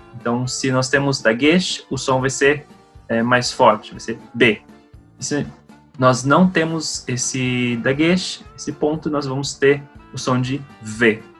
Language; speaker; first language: Portuguese; native; Portuguese